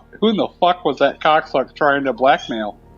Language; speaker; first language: English; native; English